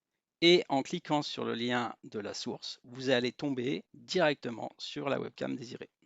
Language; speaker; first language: French; native; French